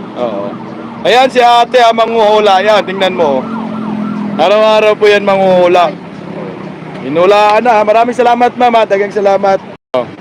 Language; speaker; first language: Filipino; non-native, local second language; Cebuano